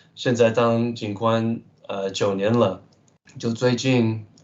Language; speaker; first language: Chinese; early bilingual, heritage; Chinese